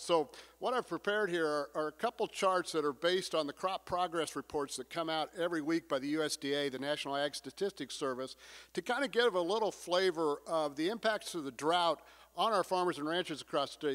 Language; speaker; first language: English; native; English